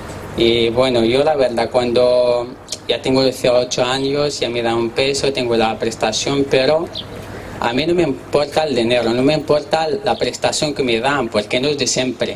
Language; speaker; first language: Spanish; non-native, learner; Arabic